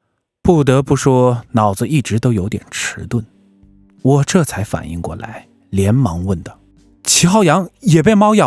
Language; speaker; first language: Chinese; native; Chinese